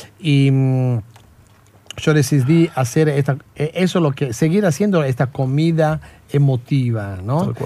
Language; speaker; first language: Spanish; non-native, fluent; Italian